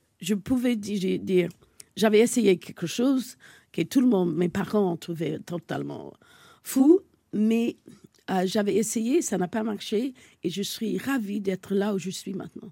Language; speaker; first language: French; non-native, fluent; English